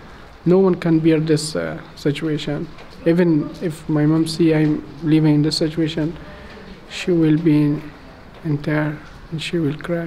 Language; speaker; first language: English; non-native, learner; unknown